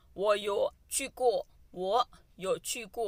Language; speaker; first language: Chinese; non-native, fluent; Thai